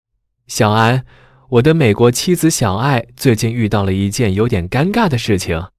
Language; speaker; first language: Chinese; native; Chinese